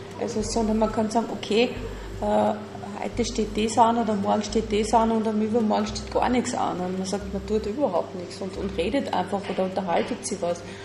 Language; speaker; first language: German; native; German